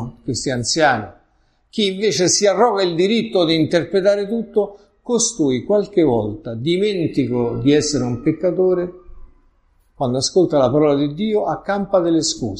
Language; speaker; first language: Italian; native; Italian